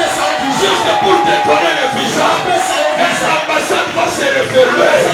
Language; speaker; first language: French; non-native, local second language; Lingala